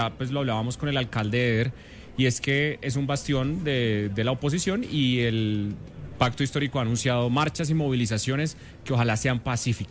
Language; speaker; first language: Spanish; native; Spanish